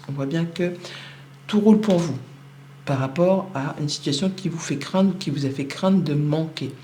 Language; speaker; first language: French; native; French